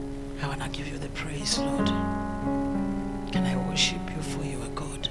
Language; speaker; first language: English; non-native, local second language; Zulu